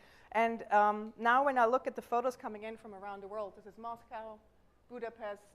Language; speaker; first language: English; non-native, fluent; German